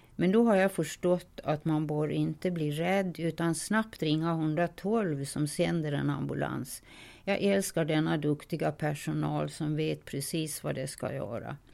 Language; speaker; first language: Swedish; native; Swedish